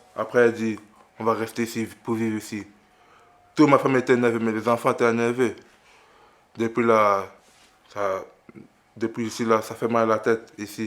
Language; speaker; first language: French; non-native, learner; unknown